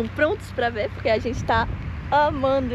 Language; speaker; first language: Portuguese; native; Portuguese